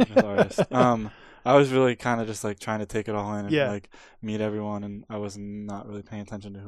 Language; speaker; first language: English; native; English